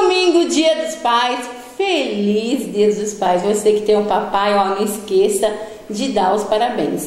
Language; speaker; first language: Portuguese; native; Portuguese